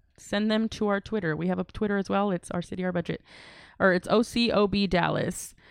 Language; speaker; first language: English; native; English